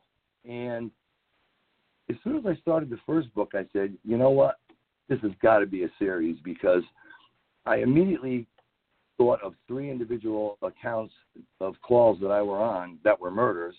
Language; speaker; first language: English; native; English